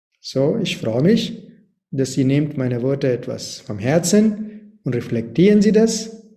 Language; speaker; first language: German; non-native, learner; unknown